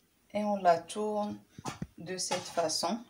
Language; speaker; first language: French; non-native, local second language; Arabic